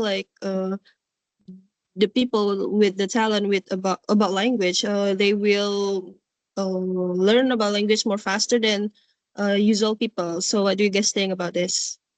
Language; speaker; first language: English; non-native, learner; Indonesian